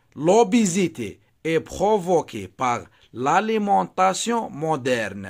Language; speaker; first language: French; non-native, local second language; Arabic